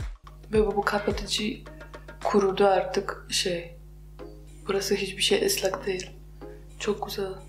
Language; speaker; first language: Turkish; non-native, fluent; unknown